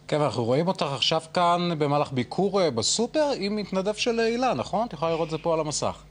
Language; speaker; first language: Hebrew; native; Hebrew